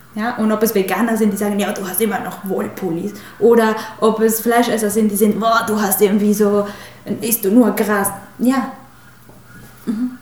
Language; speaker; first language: German; non-native, fluent; Spanish